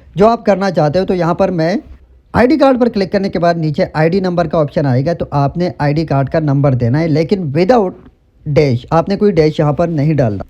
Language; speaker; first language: Urdu; non-native, local second language; Pashto